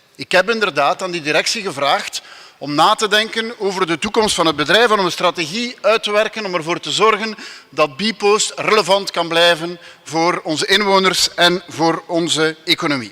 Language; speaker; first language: Dutch; non-native, local second language; French